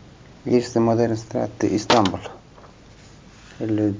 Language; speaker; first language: Dutch; non-native, learner; Turkish